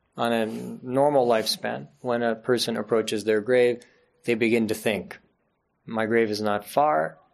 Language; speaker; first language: English; native; English